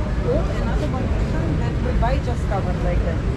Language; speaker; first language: English; non-native, learner; Russian